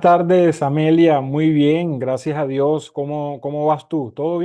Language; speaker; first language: Spanish; native; Spanish